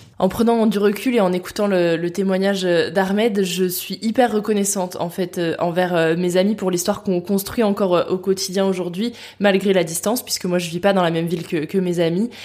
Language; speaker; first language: French; native; French